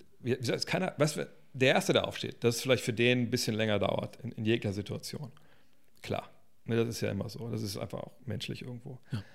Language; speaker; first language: German; native; German